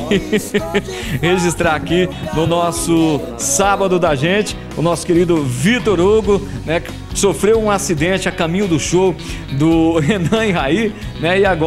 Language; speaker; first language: Portuguese; native; Portuguese